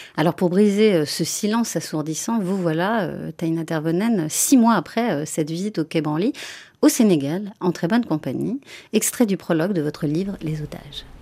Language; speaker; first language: French; native; French